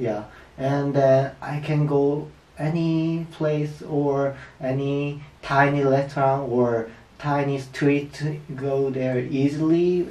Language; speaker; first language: English; non-native, learner; Korean